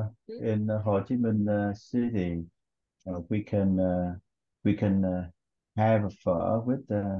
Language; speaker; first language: English; non-native, learner; Vietnamese